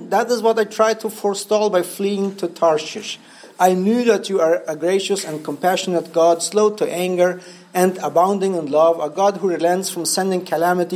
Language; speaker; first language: English; non-native, fluent; Spanish